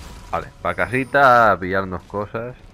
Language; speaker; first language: Spanish; native; Spanish